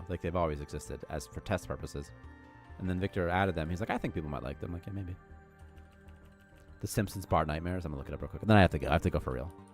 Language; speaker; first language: English; native; English